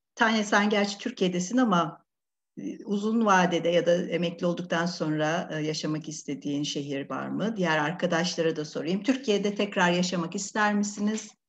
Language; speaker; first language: Turkish; native; Turkish